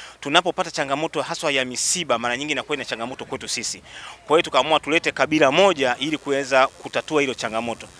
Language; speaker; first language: Swahili; non-native, local second language; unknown